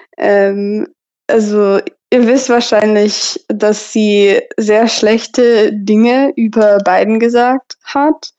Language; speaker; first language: German; non-native, fluent; English